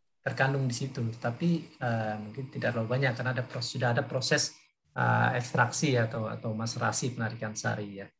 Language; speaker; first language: Indonesian; native; Indonesian